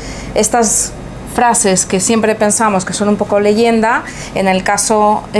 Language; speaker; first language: Spanish; native; Spanish